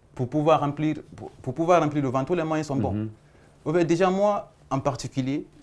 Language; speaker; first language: French; non-native, local second language; Fula